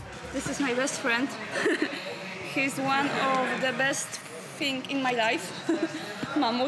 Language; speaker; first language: English; non-native, learner; Polish